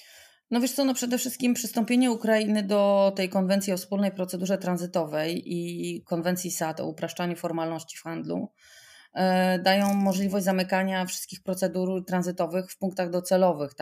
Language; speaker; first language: Polish; native; Polish